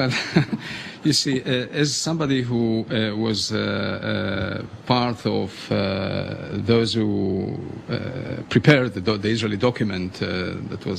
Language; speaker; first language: English; non-native, fluent; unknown